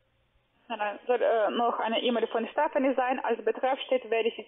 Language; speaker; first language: German; non-native, learner; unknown